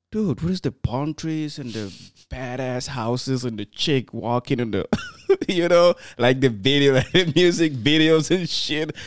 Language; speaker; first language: English; non-native, fluent; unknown